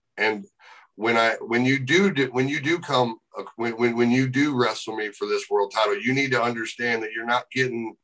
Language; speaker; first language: English; native; English